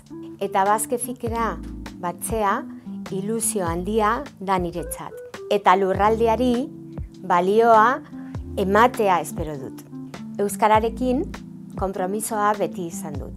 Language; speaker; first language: Basque; non-native, local second language; Spanish